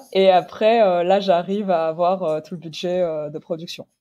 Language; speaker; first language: French; non-native, local second language; Arabic